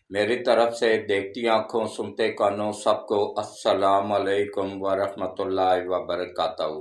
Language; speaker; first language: Urdu; non-native, local second language; Punjabi